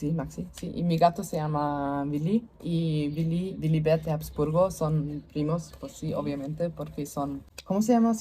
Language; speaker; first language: Spanish; non-native, learner; German